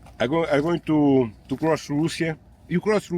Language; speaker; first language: English; non-native, learner; Portuguese